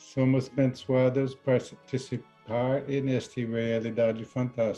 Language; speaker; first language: Portuguese; non-native, learner; English